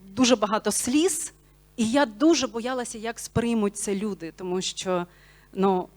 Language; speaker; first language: Ukrainian; non-native, local second language; Bulgarian